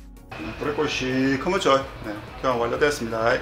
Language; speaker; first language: Korean; native; Korean